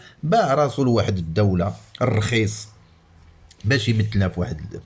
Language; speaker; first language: Arabic; native; Arabic